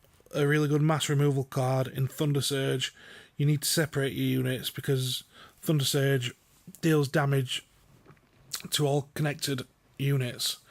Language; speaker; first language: English; native; English